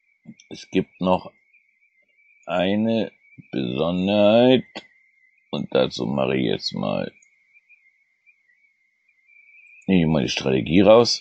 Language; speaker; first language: German; native; German